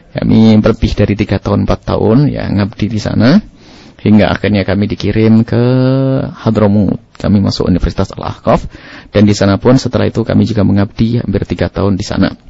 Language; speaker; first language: Indonesian; non-native, local second language; Javanese